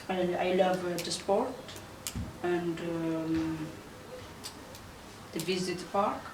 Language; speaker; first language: English; non-native, learner; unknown